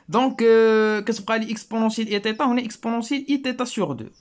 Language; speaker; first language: French; non-native, local second language; Arabic